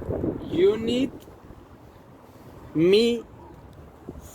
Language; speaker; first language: English; non-native, learner; Spanish